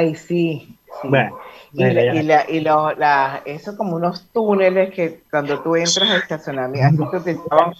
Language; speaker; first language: Spanish; native; Spanish